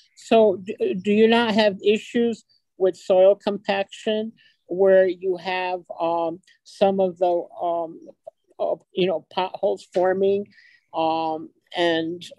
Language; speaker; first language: English; early bilingual, other home language; Ukrainian